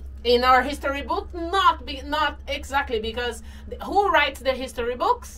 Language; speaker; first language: English; non-native, fluent; Portuguese